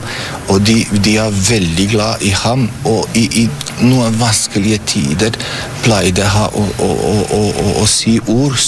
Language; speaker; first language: Norwegian; non-native, fluent; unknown